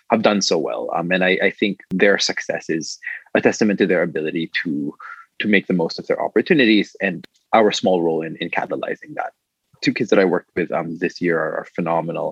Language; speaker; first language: English; non-native, local second language; Filipino